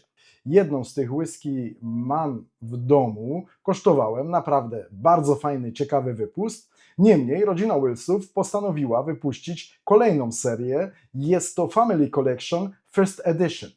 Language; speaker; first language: Polish; native; Polish